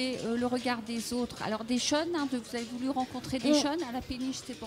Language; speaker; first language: French; native; French